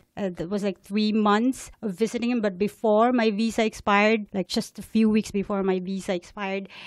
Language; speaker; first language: English; non-native, local second language; Cebuano